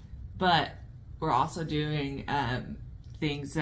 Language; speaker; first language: English; native; English